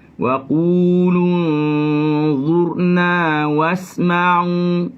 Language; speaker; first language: Malay; native; Malay